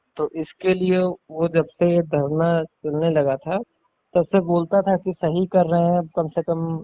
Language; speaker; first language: Hindi; native; Hindi